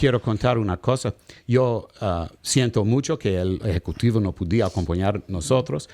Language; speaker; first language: Spanish; non-native, learner; English